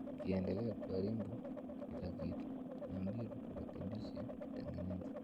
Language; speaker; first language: Swahili; native; Swahili